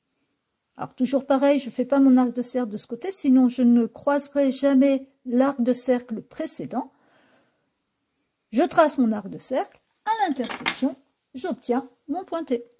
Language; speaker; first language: French; native; French